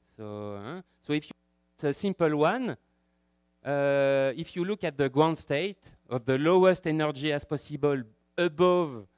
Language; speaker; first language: English; non-native, fluent; French